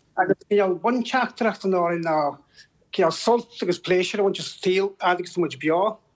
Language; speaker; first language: Irish; native; Irish